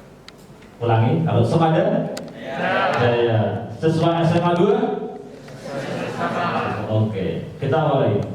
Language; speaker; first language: Indonesian; native; Indonesian